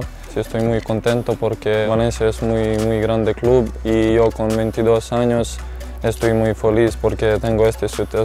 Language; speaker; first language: Spanish; non-native, learner; Serbian